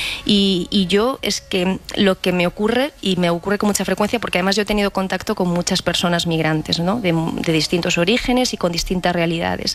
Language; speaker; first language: Spanish; native; Spanish